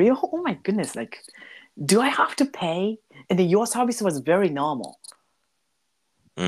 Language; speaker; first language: English; non-native, learner; Japanese